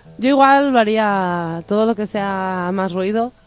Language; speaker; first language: Spanish; native; Spanish